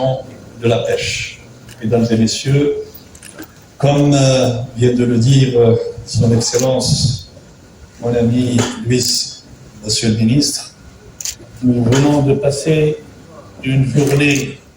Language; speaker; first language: French; non-native, local second language; Arabic